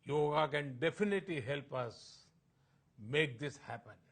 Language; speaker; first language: English; non-native, local second language; Hindi